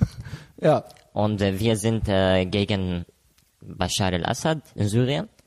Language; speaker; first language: German; non-native, fluent; Arabic